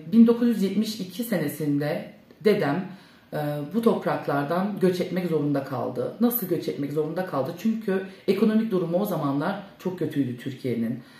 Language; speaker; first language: Turkish; early bilingual, heritage; Turkish